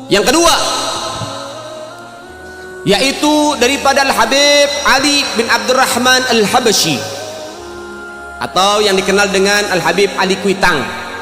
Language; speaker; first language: Indonesian; native; Indonesian